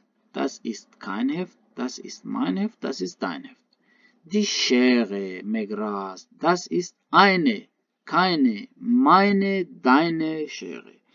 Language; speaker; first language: German; non-native, learner; Baluchi